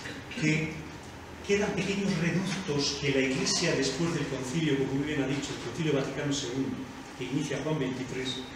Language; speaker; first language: Spanish; native; Spanish